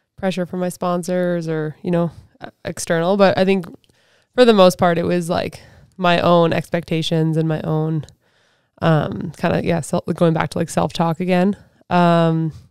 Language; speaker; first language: English; native; English